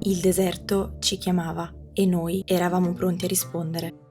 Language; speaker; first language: Italian; native; Italian